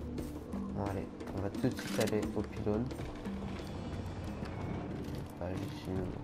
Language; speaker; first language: French; native; French